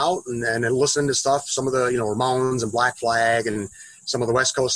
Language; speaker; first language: English; native; English